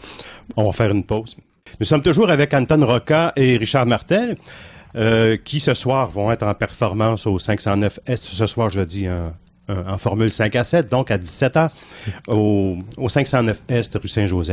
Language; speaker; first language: French; native; French